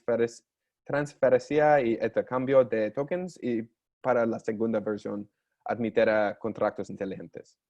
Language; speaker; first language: Spanish; non-native, learner; English